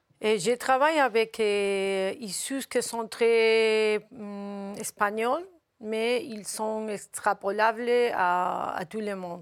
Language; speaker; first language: French; non-native, learner; Spanish